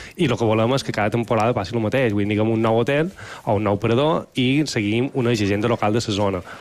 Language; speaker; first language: Catalan; native; Catalan